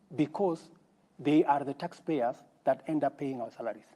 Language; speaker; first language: English; non-native, local second language; Kalenjin